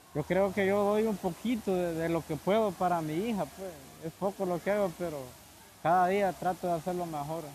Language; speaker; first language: Spanish; native; Spanish